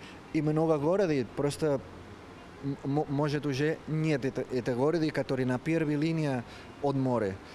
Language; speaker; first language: Russian; non-native, learner; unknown